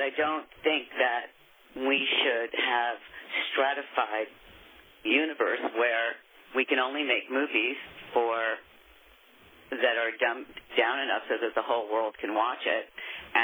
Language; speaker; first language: English; native; English